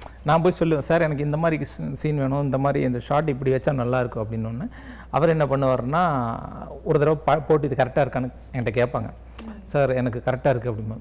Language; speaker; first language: Tamil; native; Tamil